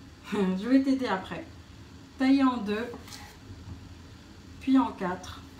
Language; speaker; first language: French; native; French